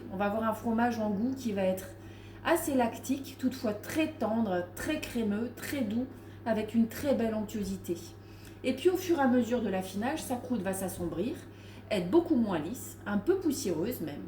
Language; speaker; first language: French; native; French